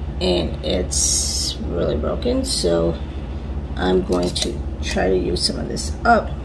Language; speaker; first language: English; native; English